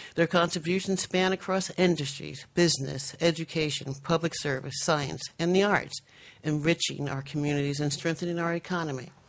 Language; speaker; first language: English; native; English